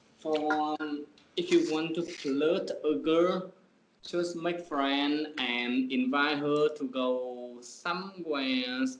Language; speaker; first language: English; non-native, learner; Vietnamese